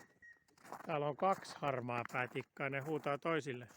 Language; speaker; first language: Finnish; native; Finnish